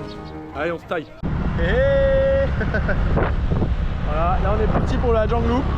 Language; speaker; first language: French; native; French